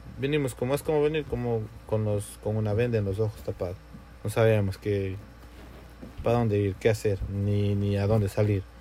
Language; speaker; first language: Spanish; native; Spanish